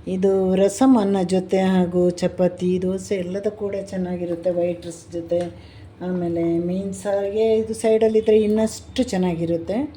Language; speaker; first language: Kannada; non-native, local second language; Malayalam